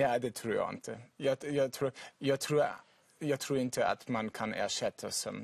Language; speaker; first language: Swedish; non-native, fluent; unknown